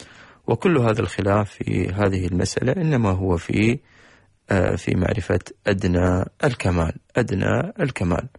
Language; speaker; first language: Arabic; native; Arabic